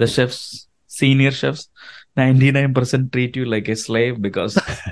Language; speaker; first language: English; non-native, local second language; Malayalam